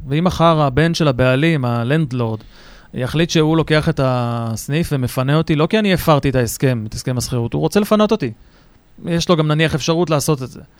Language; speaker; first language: Hebrew; native; Hebrew